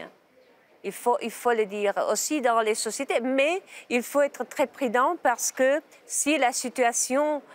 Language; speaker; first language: French; non-native, learner; Czech